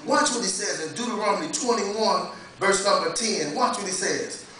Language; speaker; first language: English; native; English